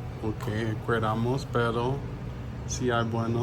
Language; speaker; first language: Spanish; non-native, learner; English